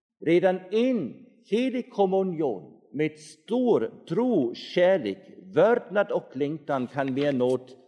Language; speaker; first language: Swedish; non-native, fluent; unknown